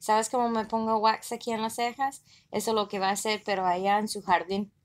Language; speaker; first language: Spanish; early bilingual, other home language; English